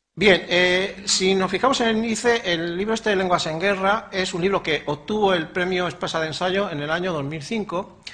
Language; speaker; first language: Spanish; native; Spanish